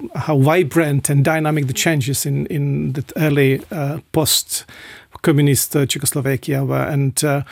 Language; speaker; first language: English; non-native, fluent; Czech